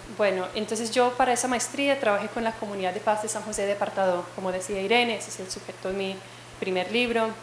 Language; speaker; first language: Spanish; non-native, fluent; English